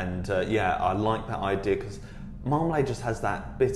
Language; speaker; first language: English; native; English